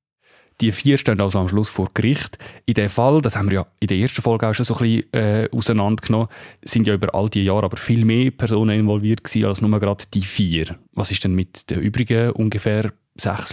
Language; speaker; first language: German; native; German